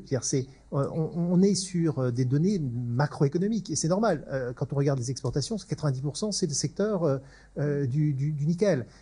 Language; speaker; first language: French; native; French